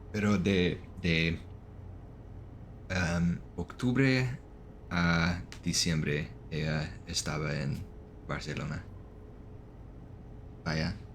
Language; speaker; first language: Spanish; non-native, learner; English